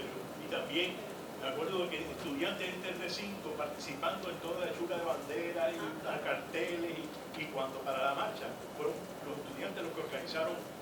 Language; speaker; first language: Spanish; native; Spanish